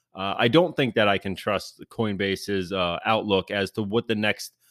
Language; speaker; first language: English; native; English